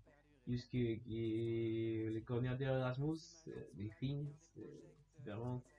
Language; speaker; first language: French; non-native, learner; Spanish